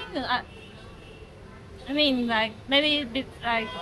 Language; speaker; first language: English; non-native, learner; Chinese